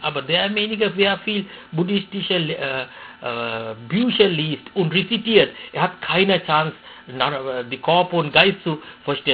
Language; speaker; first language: German; non-native, fluent; Sinhala